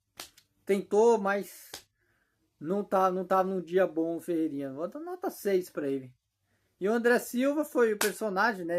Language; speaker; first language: Portuguese; native; Portuguese